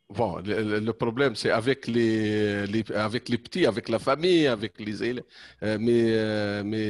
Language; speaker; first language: French; non-native, local second language; Arabic